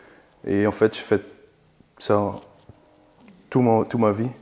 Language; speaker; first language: French; non-native, learner; Dutch